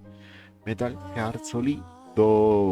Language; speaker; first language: English; non-native, learner; Spanish